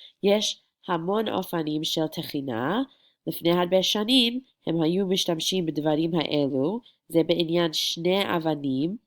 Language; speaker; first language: Hebrew; non-native, fluent; English